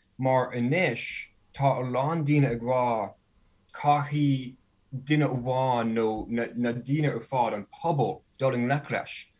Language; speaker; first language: Irish; non-native, fluent; English